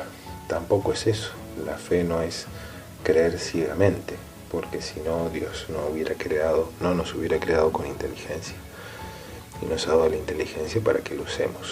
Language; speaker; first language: Spanish; native; Spanish